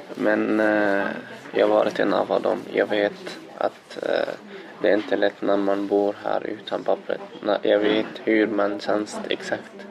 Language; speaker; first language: Swedish; non-native, learner; Arabic